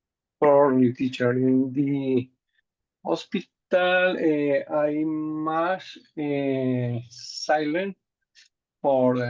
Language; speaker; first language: English; non-native, learner; Spanish